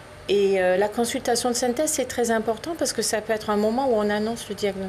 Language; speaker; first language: French; native; French